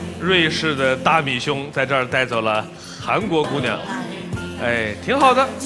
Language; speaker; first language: Chinese; native; Chinese